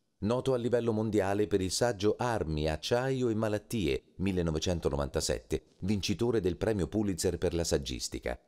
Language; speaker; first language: Italian; native; Italian